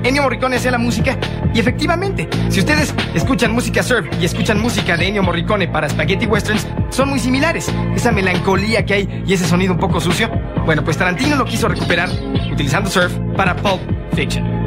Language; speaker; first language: Spanish; native; Spanish